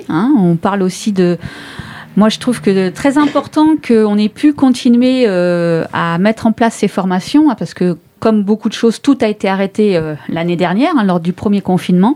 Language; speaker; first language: French; native; French